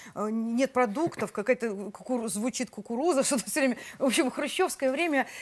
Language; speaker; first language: Russian; native; Russian